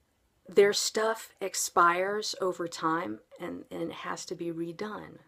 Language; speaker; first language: English; native; English